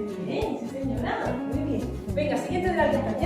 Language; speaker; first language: Spanish; native; Spanish